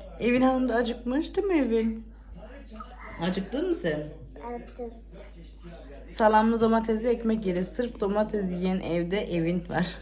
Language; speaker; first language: Turkish; early bilingual, heritage; Turkish